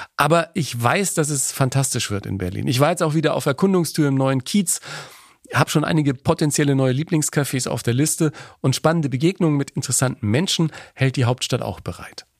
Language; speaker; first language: German; native; German